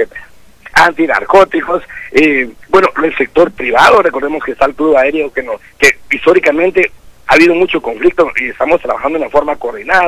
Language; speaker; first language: Spanish; native; Spanish